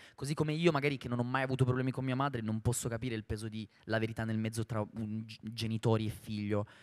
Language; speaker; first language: Italian; native; Italian